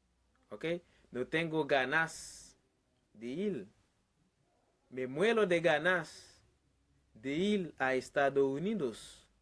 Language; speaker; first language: Spanish; non-native, learner; Haitian Creole